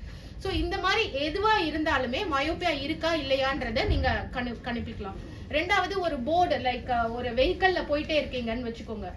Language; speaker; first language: Tamil; native; Tamil